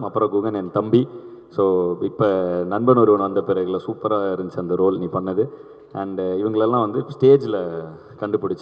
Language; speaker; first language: Tamil; native; Tamil